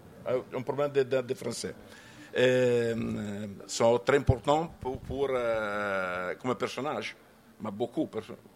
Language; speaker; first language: French; non-native, learner; Italian